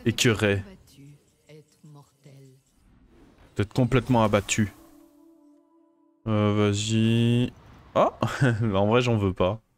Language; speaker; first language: French; native; French